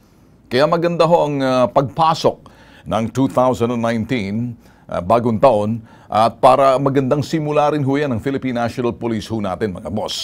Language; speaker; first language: Filipino; native; Filipino